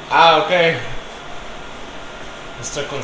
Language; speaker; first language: Spanish; non-native, learner; English